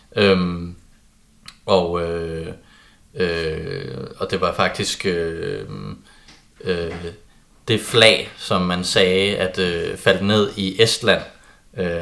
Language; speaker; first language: Danish; native; Danish